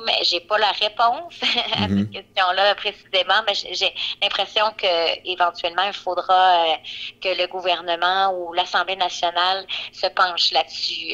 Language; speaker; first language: French; native; French